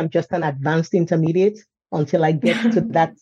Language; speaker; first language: English; non-native, local second language; Yoruba